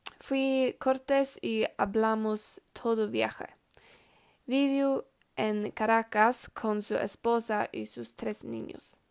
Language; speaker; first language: Spanish; non-native, learner; Swedish